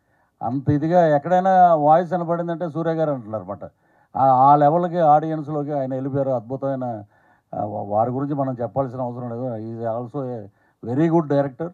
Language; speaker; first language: Telugu; native; Telugu